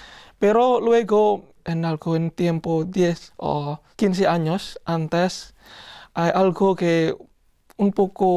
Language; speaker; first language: Spanish; non-native, learner; Indonesian